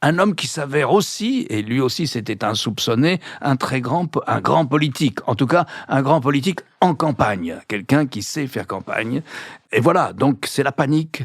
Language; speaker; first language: French; native; French